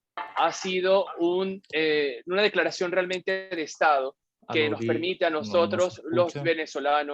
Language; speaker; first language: Spanish; native; Spanish